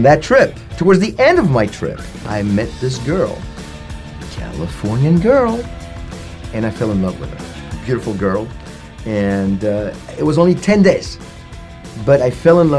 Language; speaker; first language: English; non-native, fluent; French